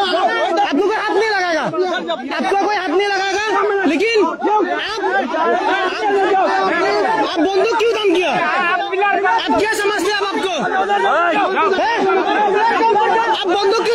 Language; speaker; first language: Hindi; non-native, learner; Bangla